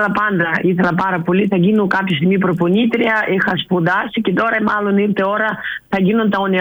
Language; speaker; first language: Greek; non-native, learner; Russian